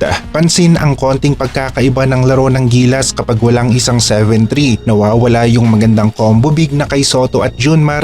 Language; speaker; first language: Filipino; native; Filipino